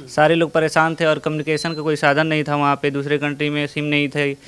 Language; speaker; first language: Hindi; native; Hindi